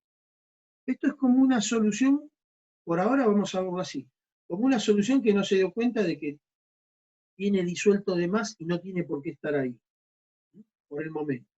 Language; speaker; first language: Spanish; native; Spanish